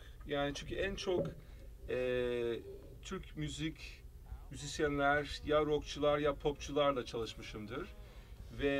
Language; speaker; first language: Turkish; early bilingual, heritage; Turkish